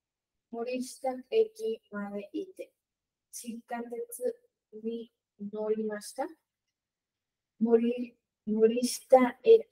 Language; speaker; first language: Japanese; non-native, learner; Spanish